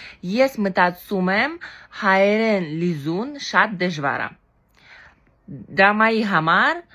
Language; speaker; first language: Armenian; non-native, learner; Russian